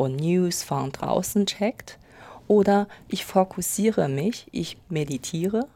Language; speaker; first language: German; non-native, fluent; Chinese